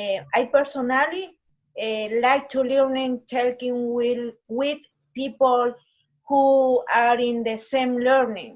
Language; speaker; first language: English; non-native, learner; Spanish